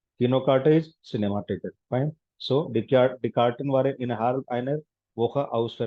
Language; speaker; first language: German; non-native, fluent; Hindi